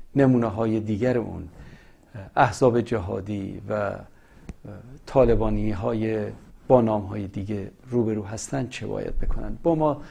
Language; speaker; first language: Persian; native; Persian